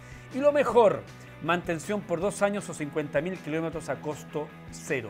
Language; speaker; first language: Spanish; native; Spanish